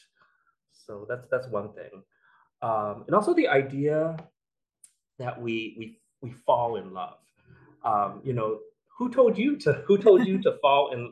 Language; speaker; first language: English; native; English